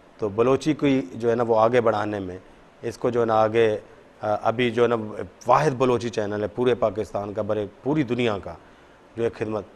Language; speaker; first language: Urdu; non-native, local second language; Baluchi